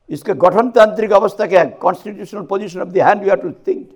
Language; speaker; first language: Hindi; non-native, local second language; Bangla